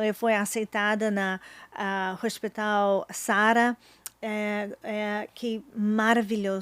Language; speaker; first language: Portuguese; non-native, fluent; English